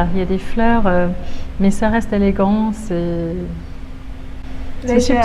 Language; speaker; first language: French; native; French